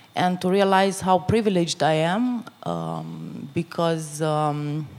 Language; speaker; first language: English; non-native, fluent; Romanian